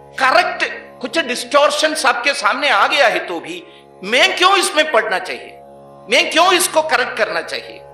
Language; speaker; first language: Hindi; non-native, local second language; Malayalam